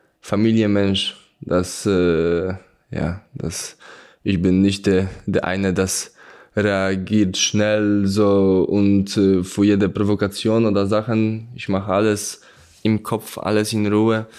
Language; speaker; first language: German; non-native, learner; Polish